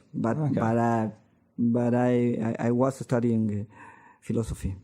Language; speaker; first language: English; non-native, learner; Spanish